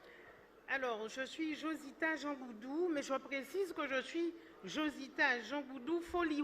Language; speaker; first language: French; native; French